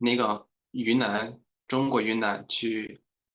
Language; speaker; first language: Chinese; non-native, fluent; Spanish